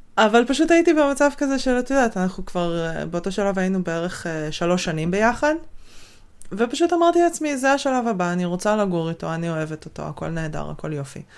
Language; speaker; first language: Hebrew; native; Hebrew